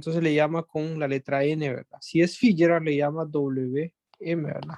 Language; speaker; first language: Spanish; native; Spanish